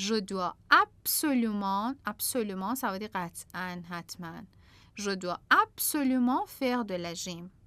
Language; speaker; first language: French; non-native, fluent; Persian